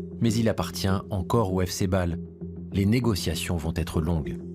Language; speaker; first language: French; native; French